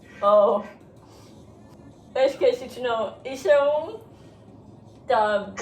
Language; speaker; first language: Portuguese; non-native, learner; German